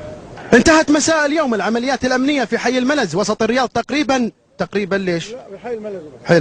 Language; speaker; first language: Arabic; native; Arabic